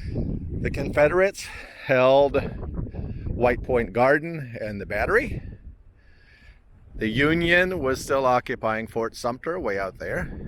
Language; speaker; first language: English; native; English